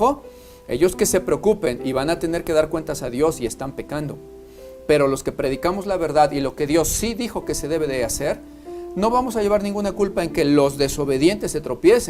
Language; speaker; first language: Spanish; native; Spanish